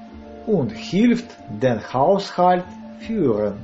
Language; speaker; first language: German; non-native, learner; Russian